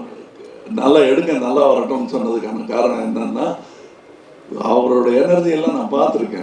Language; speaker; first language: Tamil; native; Tamil